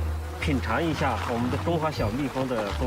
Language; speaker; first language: Chinese; native; Chinese